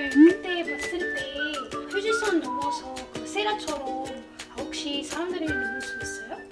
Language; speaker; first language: Korean; non-native, learner; Arabic